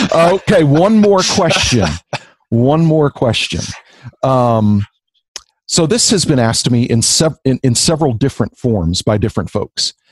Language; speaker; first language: English; native; English